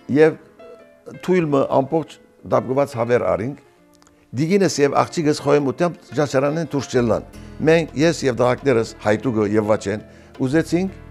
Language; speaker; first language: Armenian; native; Armenian